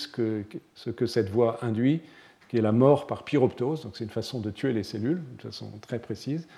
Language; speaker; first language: French; native; French